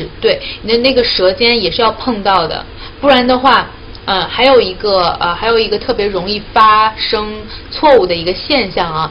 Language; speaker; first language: Chinese; native; Chinese